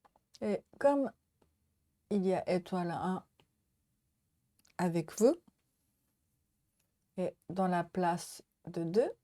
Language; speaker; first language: French; non-native, learner; Japanese